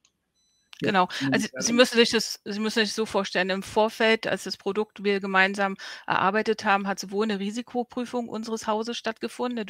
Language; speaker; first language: German; native; German